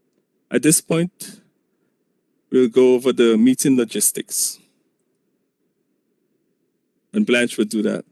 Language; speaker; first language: English; native; English